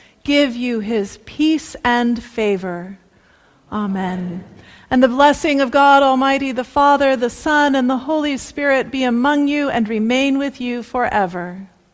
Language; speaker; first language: English; native; English